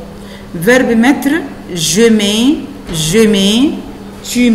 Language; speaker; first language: French; non-native, fluent; Arabic